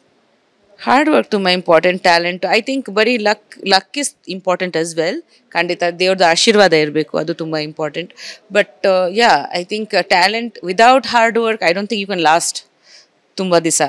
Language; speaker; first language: Kannada; non-native, fluent; Bangla